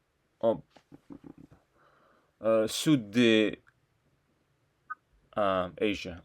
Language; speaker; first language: French; non-native, learner; Russian